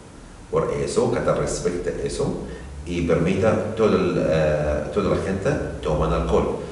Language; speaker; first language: Spanish; non-native, learner; Arabic